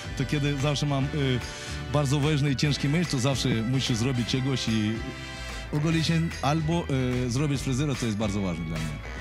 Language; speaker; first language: Polish; non-native, fluent; Russian